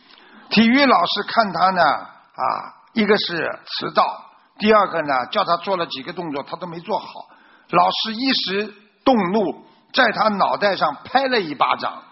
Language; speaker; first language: Chinese; native; Chinese